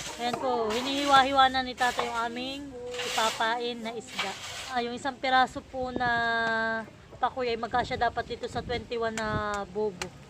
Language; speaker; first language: Filipino; native; Filipino